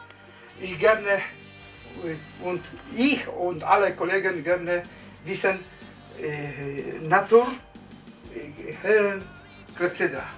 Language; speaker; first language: German; non-native, learner; Polish